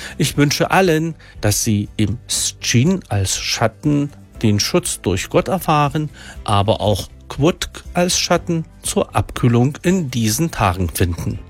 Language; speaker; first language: German; non-native, local second language; Upper Sorbian